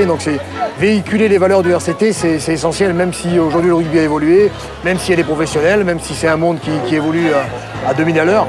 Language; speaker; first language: French; native; French